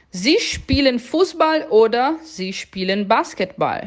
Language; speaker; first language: German; non-native, fluent; Portuguese